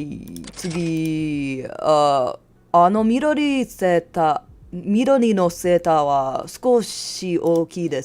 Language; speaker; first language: Japanese; non-native, learner; English